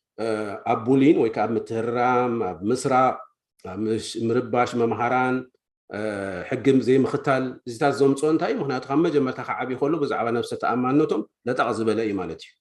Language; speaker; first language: Tigrinya; native; Tigrinya